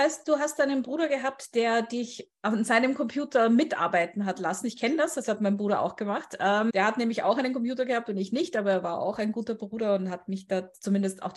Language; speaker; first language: German; native; German